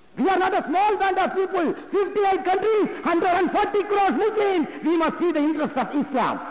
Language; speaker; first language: English; non-native, local second language; Tamil